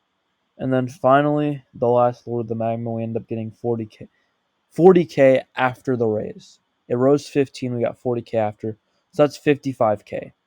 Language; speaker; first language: English; native; English